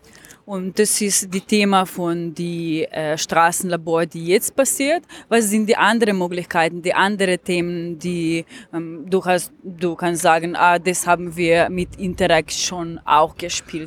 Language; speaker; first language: German; non-native, learner; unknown